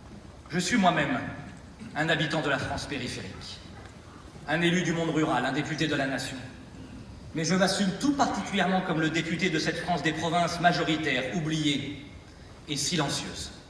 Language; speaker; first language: French; native; French